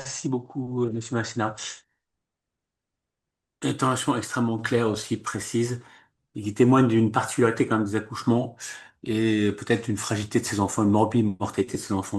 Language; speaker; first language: French; native; French